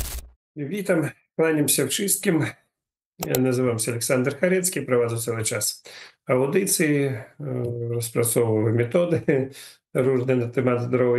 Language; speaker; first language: Polish; non-native, learner; Ukrainian